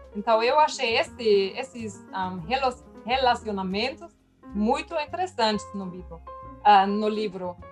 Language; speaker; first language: Portuguese; non-native, fluent; German